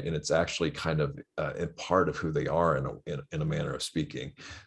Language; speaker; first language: English; native; English